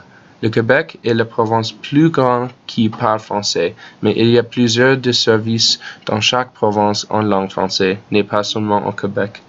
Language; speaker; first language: French; non-native, learner; English